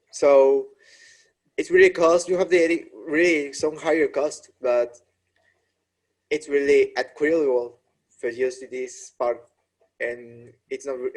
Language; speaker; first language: English; non-native, learner; Spanish